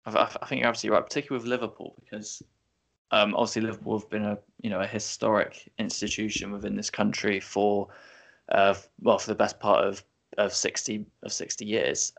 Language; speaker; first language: English; native; English